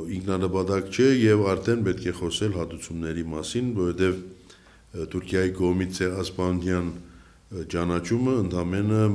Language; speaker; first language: Armenian; early bilingual, heritage; Armenian